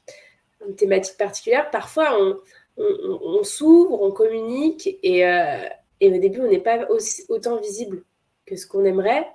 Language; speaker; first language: French; native; French